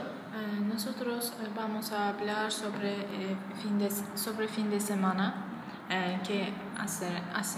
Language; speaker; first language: Spanish; non-native, learner; Azerbaijani